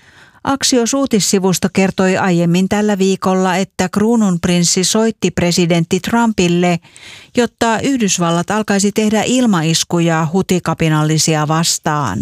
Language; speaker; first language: Finnish; native; Finnish